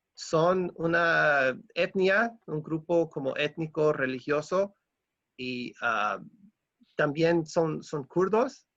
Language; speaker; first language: Spanish; non-native, fluent; English